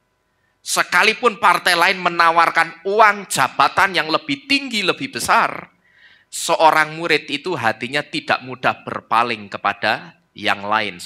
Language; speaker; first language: Indonesian; native; Indonesian